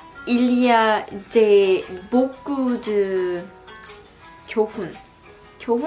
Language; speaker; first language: French; non-native, learner; Korean